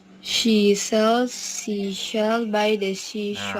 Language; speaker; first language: English; non-native, learner; Indonesian